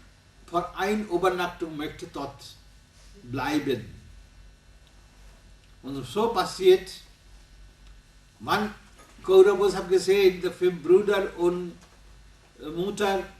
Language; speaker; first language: German; non-native, learner; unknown